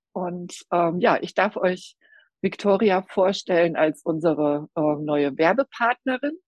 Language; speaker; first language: German; native; German